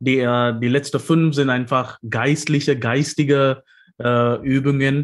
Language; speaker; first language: German; non-native, fluent; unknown